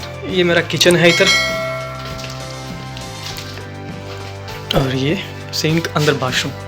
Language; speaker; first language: Hindi; native; Hindi